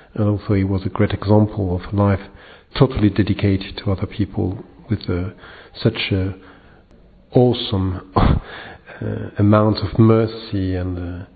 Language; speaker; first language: English; non-native, fluent; French